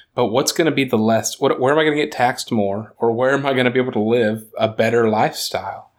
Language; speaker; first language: English; native; English